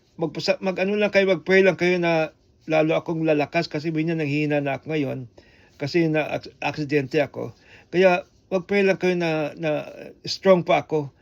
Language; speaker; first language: Filipino; non-native, local second language; Hiligaynon